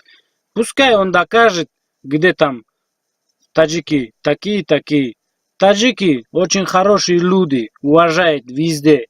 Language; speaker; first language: Russian; non-native, learner; Tajik